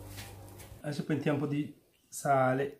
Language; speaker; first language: Italian; non-native, learner; Sinhala